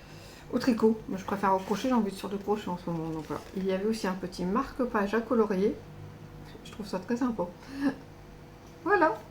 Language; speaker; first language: French; native; French